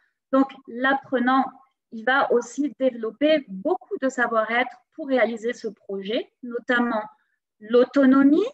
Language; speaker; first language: French; native; French